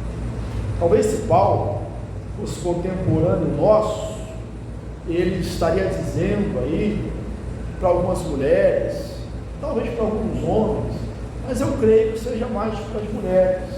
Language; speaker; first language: Portuguese; native; Portuguese